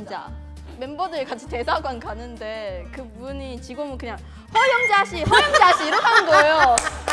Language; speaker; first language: Korean; non-native, fluent; Chinese